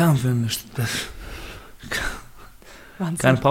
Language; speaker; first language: German; non-native, learner; Baluchi